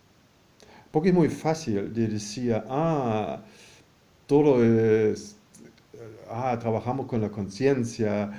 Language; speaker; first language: Spanish; non-native, fluent; German